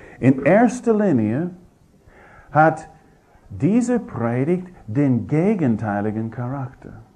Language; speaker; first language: German; non-native, fluent; English